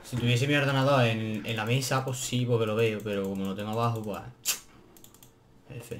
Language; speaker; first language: Spanish; native; Spanish